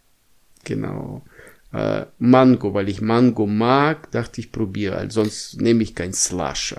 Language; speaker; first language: German; non-native, fluent; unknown